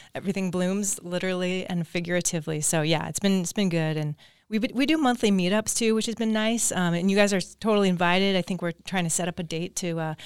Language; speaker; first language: English; native; English